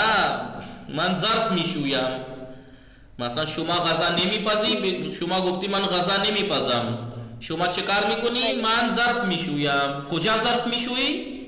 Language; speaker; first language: Persian; non-native, fluent; Urdu